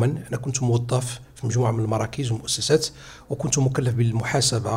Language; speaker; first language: Arabic; native; Arabic